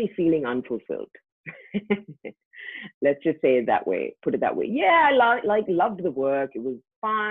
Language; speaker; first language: English; native; English